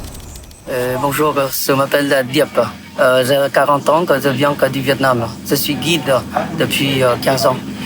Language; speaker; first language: French; non-native, fluent; Vietnamese